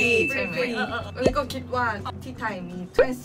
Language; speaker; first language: Thai; non-native, learner; Korean